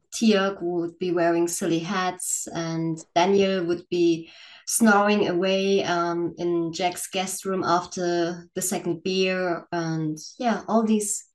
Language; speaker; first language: English; non-native, fluent; German